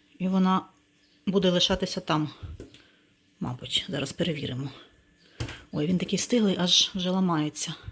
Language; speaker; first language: Ukrainian; non-native, local second language; Russian